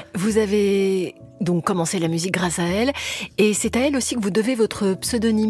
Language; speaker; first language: French; native; French